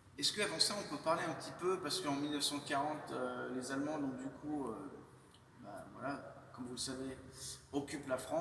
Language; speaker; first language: French; native; French